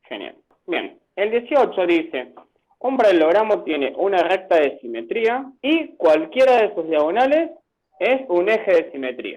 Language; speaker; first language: Spanish; native; Spanish